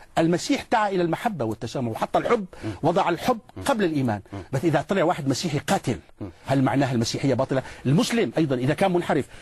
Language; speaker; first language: Arabic; native; Arabic